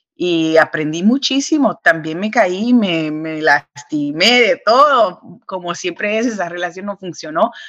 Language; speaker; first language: Spanish; early bilingual, heritage; Spanish